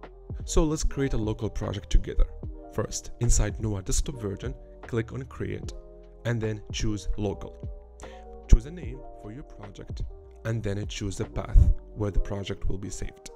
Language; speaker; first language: English; non-native, fluent; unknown